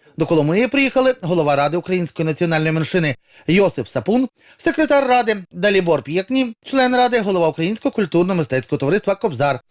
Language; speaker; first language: Ukrainian; native; Ukrainian